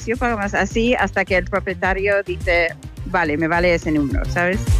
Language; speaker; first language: Spanish; non-native, fluent; English